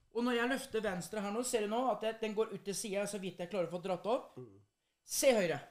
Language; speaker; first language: Norwegian; native; Norwegian